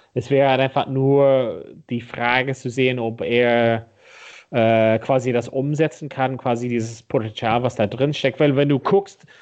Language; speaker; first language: German; non-native, fluent; English